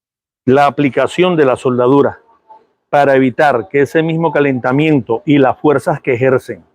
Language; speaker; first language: Spanish; native; Spanish